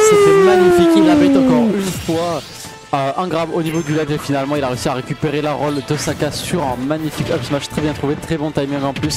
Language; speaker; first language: French; native; French